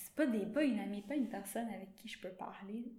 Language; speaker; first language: French; non-native, local second language; English